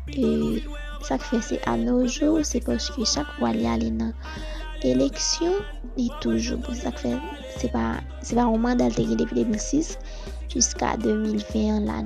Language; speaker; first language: French; non-native, learner; Haitian Creole